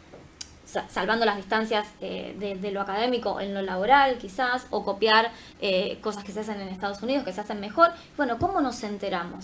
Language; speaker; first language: Spanish; native; Spanish